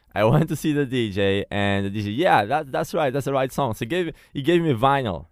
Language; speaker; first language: English; non-native, fluent; Portuguese